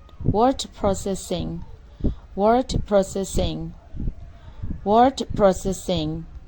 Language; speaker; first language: English; non-native, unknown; Burmese